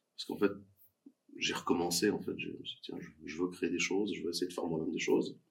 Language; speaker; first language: French; native; French